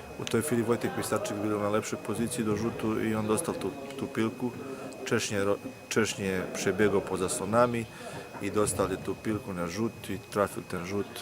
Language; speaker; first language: Polish; non-native, learner; Serbian